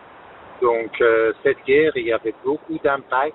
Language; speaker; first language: French; non-native, fluent; Persian